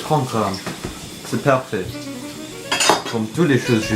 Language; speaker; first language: French; non-native, learner; English